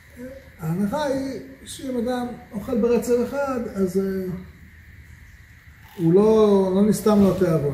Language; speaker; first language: Hebrew; native; Hebrew